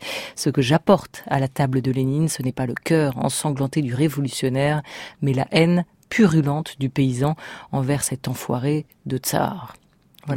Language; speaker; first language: French; native; French